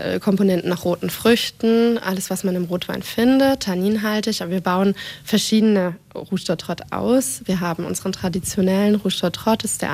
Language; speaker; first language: German; native; German